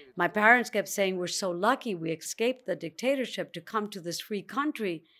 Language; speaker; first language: English; early bilingual, other home language; Spanish